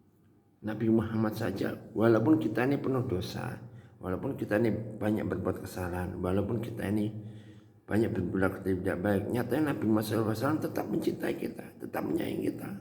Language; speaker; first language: Indonesian; native; Indonesian